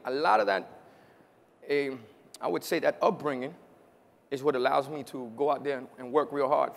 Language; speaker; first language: English; early bilingual, other home language; Spanish